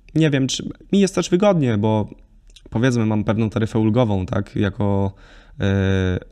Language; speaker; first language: Polish; native; Polish